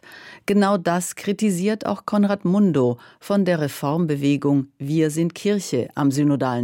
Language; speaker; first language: German; native; German